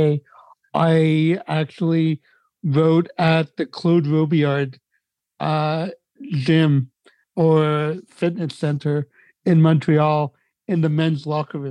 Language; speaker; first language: English; native; English